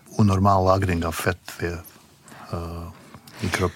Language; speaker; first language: Norwegian; non-native, fluent; Bosnian